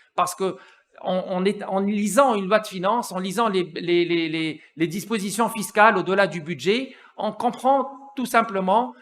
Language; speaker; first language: French; non-native, local second language; Arabic